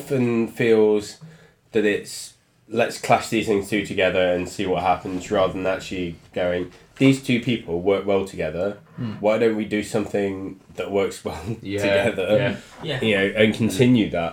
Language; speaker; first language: English; native; English